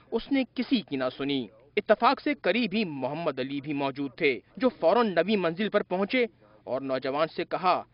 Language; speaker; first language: Urdu; native; Urdu